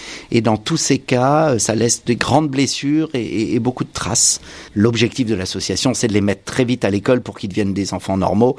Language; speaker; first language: French; native; French